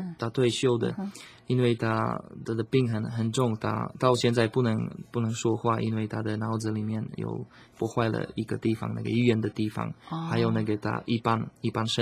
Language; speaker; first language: Chinese; non-native, learner; Slovak